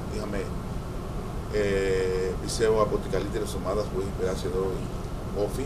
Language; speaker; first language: Greek; non-native, fluent; Spanish